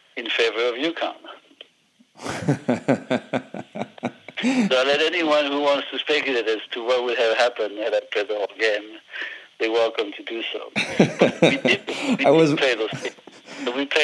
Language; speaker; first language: English; non-native, fluent; French